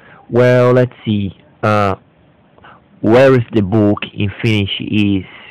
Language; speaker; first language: English; non-native, learner; Portuguese